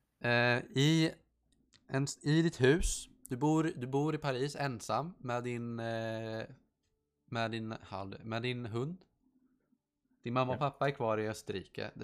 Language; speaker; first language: Swedish; native; Swedish